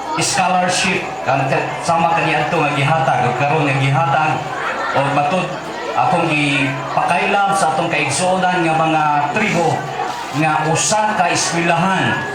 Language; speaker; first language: Cebuano; non-native, local second language; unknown